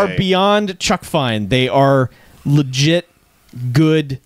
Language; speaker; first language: English; native; English